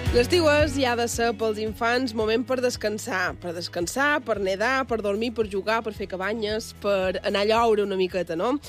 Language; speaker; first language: Catalan; native; Catalan